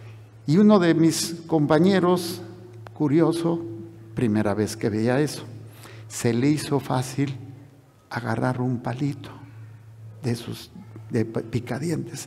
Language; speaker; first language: Spanish; native; Spanish